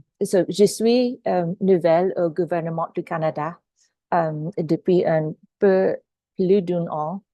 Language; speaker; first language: French; non-native, local second language; Filipino